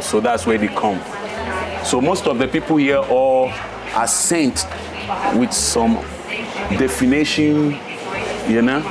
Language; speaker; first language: English; non-native, local second language; Akan